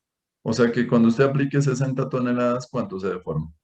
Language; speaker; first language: Spanish; native; Spanish